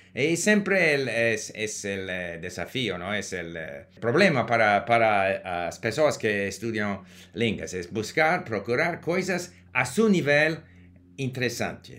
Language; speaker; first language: Portuguese; non-native, learner; English